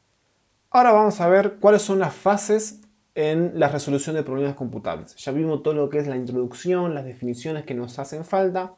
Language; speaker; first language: Spanish; native; Spanish